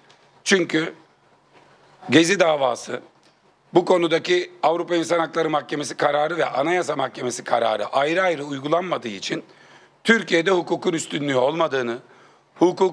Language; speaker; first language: Turkish; native; Turkish